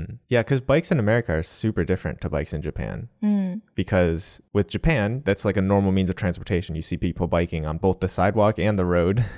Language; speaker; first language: English; native; English